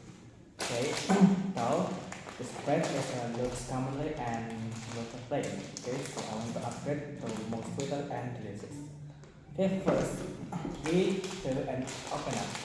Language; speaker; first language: English; non-native, learner; Indonesian